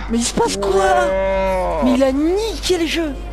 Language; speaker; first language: French; native; French